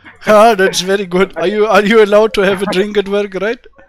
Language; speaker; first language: English; non-native, fluent; German